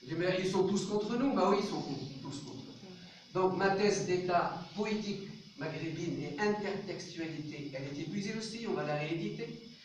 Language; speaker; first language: French; non-native, local second language; Arabic